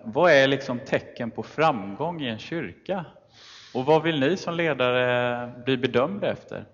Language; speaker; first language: Swedish; native; Swedish